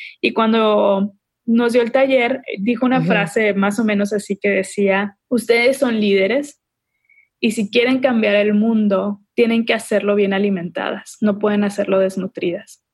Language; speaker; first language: Spanish; native; Spanish